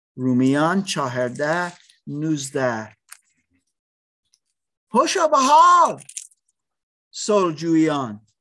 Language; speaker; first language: Persian; non-native, learner; English